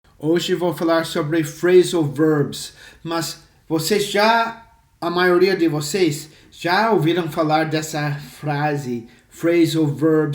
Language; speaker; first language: Portuguese; non-native, fluent; English